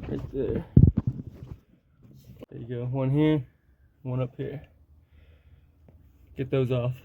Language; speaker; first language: English; native; English